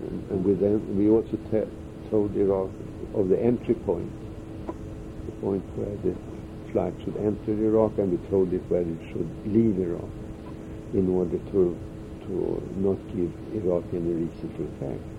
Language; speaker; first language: English; non-native, fluent; Swedish